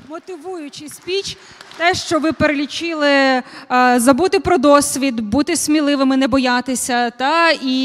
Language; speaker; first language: Ukrainian; native; Ukrainian